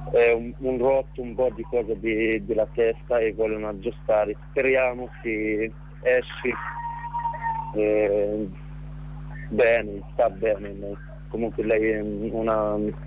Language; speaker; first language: Italian; non-native, learner; Arabic